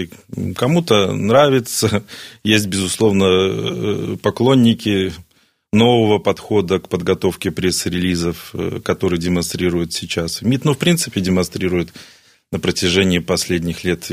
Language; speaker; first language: Russian; native; Russian